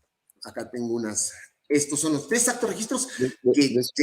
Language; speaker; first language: Spanish; native; Spanish